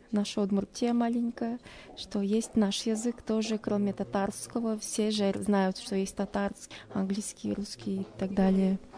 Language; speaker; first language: Russian; non-native, local second language; Udmurt